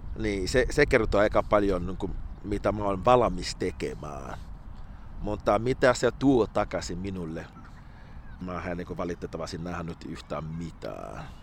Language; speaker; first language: Finnish; non-native, fluent; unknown